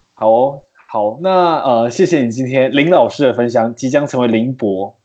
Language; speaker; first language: Chinese; native; Chinese